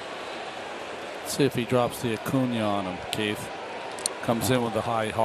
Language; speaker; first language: English; native; English